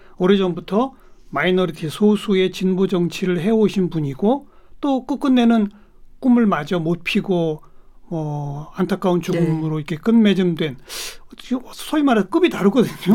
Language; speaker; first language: Korean; native; Korean